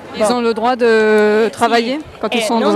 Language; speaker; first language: French; native; French